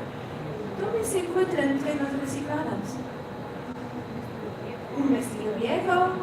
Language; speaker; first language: Spanish; non-native, fluent; English